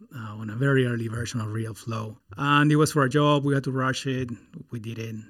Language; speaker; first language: English; non-native, fluent; Spanish